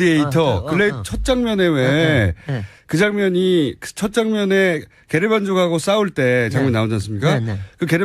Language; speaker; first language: Korean; native; Korean